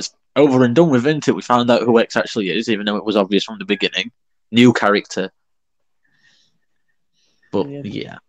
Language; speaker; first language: English; native; English